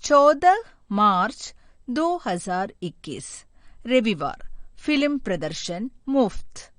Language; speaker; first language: Hindi; non-native, local second language; Malayalam